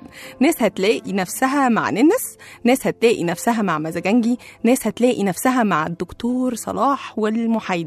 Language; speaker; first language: Arabic; native; Arabic